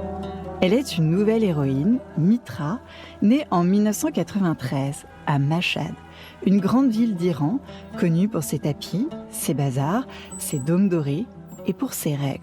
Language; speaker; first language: French; native; French